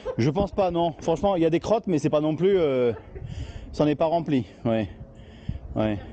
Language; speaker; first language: French; native; French